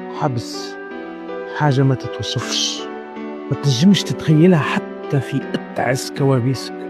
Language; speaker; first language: Arabic; native; Arabic